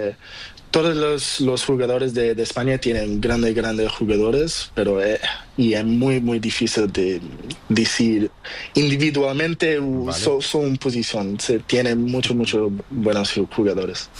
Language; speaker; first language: Spanish; non-native, learner; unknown